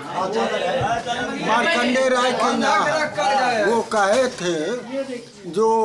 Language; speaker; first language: Hindi; native; Hindi